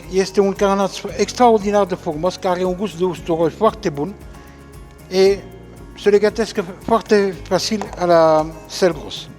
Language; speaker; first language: Romanian; non-native, fluent; French